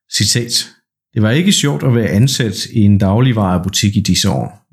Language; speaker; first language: Danish; non-native, fluent; Polish